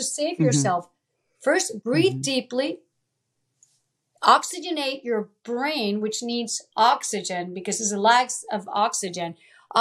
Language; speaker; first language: English; early bilingual, other home language; Italian